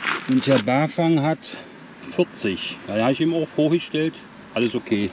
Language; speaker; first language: German; native; German